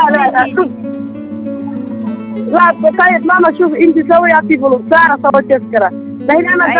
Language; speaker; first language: Arabic; non-native, learner; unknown